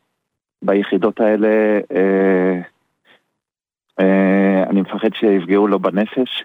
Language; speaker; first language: Hebrew; early bilingual, other home language; German